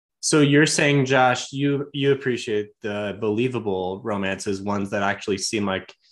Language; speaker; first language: English; native; English